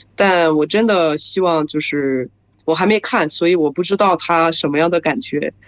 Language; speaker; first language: Chinese; non-native, fluent; French